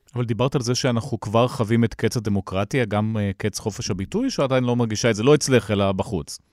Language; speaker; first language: Hebrew; native; Hebrew